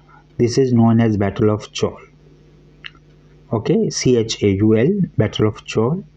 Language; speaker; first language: English; non-native, local second language; Hindi